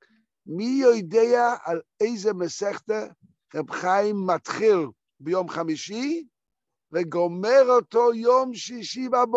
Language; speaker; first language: Hebrew; non-native, fluent; Yiddish